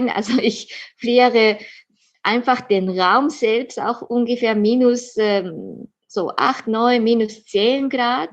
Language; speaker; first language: German; non-native, fluent; Japanese